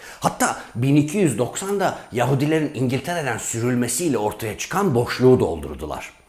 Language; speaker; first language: Turkish; native; Turkish